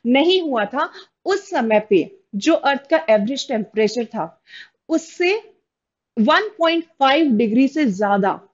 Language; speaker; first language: Hindi; native; Hindi